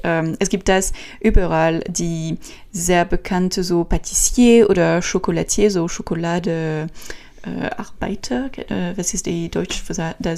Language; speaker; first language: German; non-native, learner; French